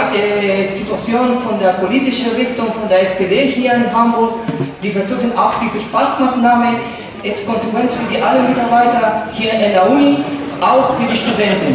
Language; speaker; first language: German; non-native, learner; Spanish